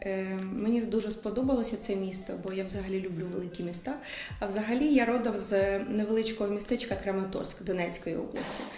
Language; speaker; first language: Ukrainian; native; Ukrainian